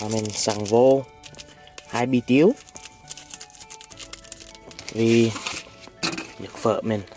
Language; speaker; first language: Vietnamese; early bilingual, heritage; Vietnamese